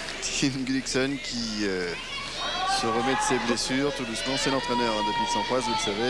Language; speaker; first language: French; native; French